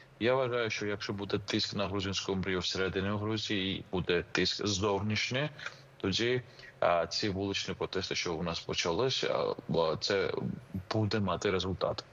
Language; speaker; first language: Ukrainian; non-native, fluent; Georgian